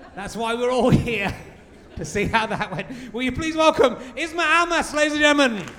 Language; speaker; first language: English; native; English